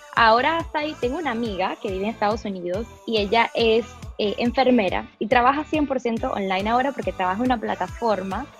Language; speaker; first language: Spanish; early bilingual, other home language; Portuguese